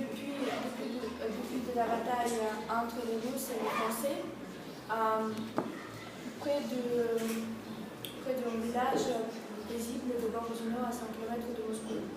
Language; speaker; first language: French; non-native, learner; Russian